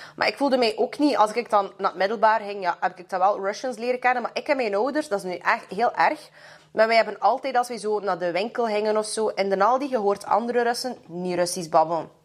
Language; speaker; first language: Dutch; early bilingual, other home language; Russian